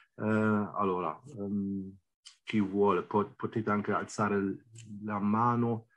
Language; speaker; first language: Italian; non-native, fluent; German